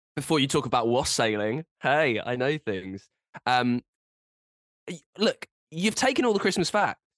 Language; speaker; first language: English; native; English